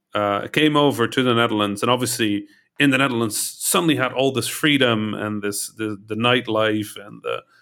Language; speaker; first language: English; early bilingual, heritage; Dutch